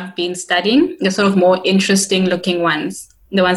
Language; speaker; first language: English; non-native, local second language; Tswana